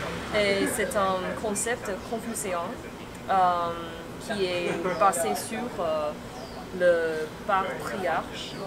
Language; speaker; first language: French; non-native, fluent; Chinese